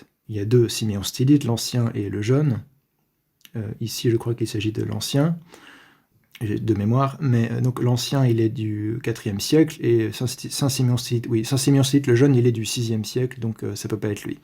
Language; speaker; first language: French; native; French